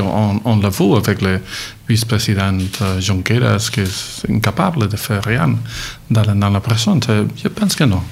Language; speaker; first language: French; non-native, learner; Catalan